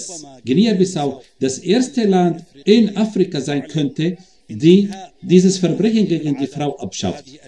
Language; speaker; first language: German; non-native, fluent; Arabic